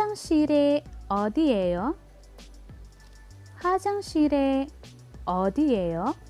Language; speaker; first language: Korean; non-native, learner; Filipino